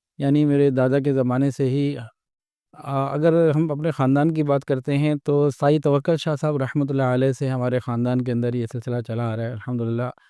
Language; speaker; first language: Urdu; native; Urdu